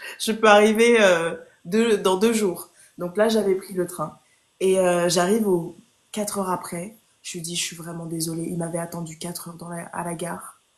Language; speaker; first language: French; early bilingual, other home language; Haitian Creole